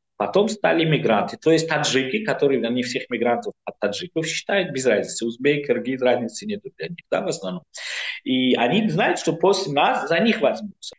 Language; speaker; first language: Russian; non-native, local second language; Tajik